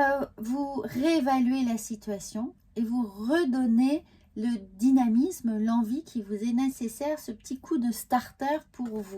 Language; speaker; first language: French; native; French